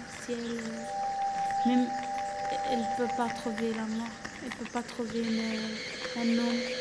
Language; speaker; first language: French; non-native, learner; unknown